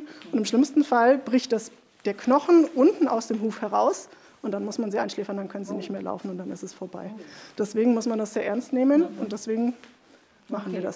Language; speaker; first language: German; native; German